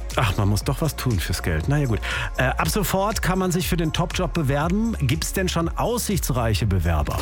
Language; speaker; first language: German; native; German